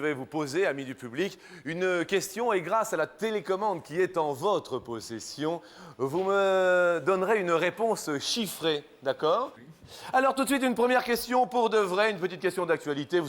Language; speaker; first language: French; native; French